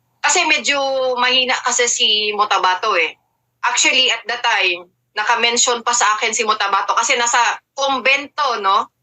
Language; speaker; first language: Filipino; native; Filipino